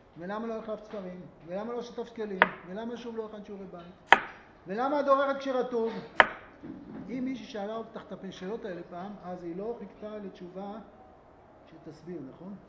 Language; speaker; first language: Hebrew; native; Hebrew